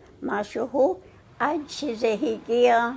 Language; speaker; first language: Hebrew; non-native, fluent; English